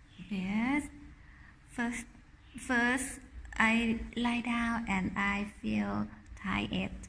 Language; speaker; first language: English; non-native, learner; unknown